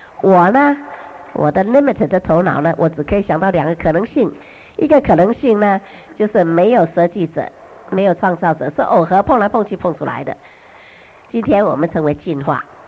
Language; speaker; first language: Chinese; native; Chinese